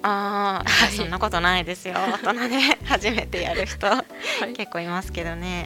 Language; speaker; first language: Japanese; native; Japanese